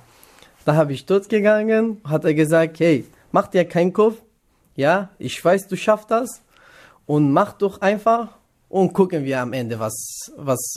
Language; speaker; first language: German; non-native, learner; Kurdish